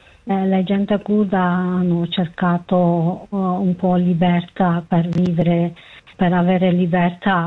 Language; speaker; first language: Italian; non-native, fluent; Kurdish